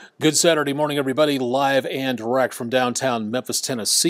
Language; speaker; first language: English; native; English